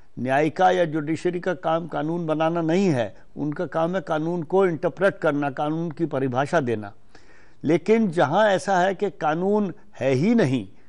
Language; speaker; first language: Hindi; native; Hindi